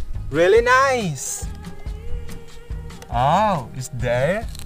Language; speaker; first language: English; non-native, learner; Indonesian